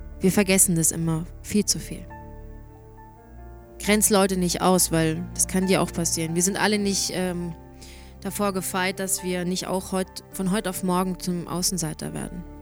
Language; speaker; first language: German; native; German